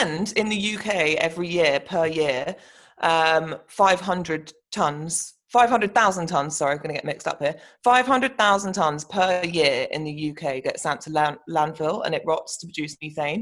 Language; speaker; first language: English; native; English